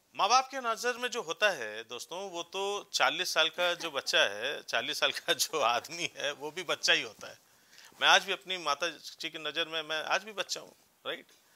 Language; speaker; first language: Hindi; native; Hindi